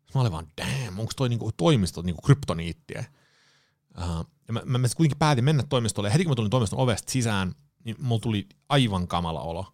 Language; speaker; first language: Finnish; early bilingual, heritage; Finnish